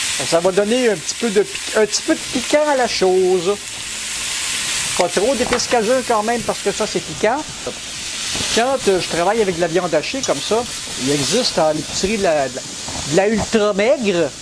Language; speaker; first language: French; native; French